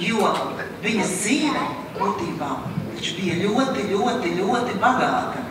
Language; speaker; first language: Latvian; native; Latvian